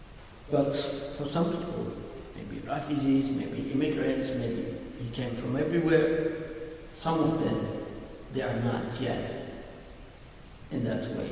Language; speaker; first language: English; non-native, learner; Arabic